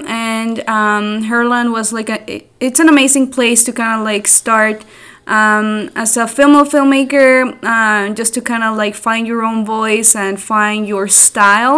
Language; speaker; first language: English; non-native, fluent; Spanish